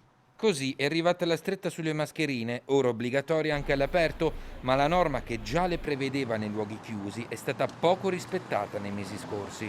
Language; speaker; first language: Italian; native; Italian